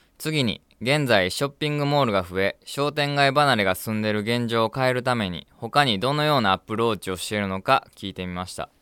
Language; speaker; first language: Japanese; native; Japanese